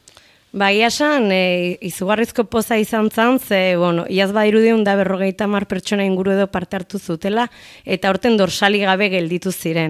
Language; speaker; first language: Basque; native; Basque